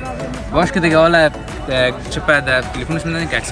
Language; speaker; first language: Persian; native; Persian